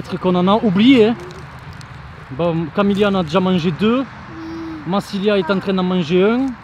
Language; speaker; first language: French; native; French